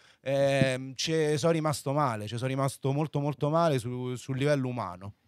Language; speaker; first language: Italian; native; Italian